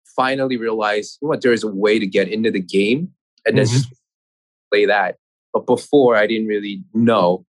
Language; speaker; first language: English; non-native, fluent; Korean